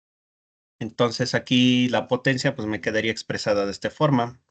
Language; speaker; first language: Spanish; native; Spanish